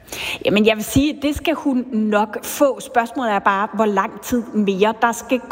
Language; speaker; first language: Danish; native; Danish